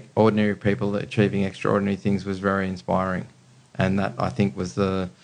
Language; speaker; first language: English; native; English